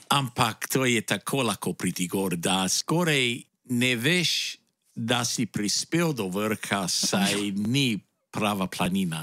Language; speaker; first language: Slovenian; early bilingual, heritage; Slovenian